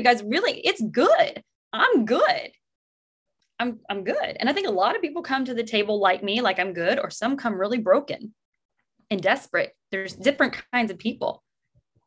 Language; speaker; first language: English; native; English